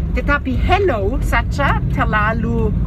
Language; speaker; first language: Indonesian; non-native, fluent; German